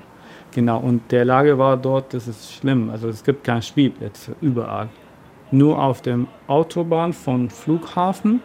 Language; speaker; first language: German; non-native, learner; Arabic